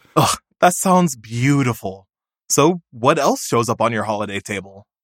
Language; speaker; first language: English; native; English